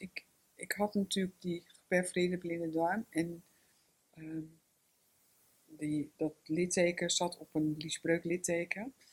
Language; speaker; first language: Dutch; native; Dutch